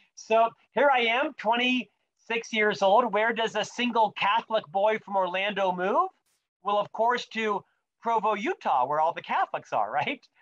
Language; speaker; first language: English; native; English